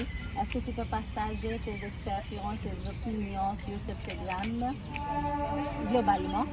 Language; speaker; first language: French; non-native, learner; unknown